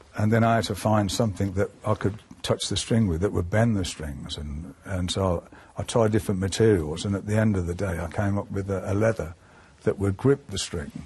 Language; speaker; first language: English; native; English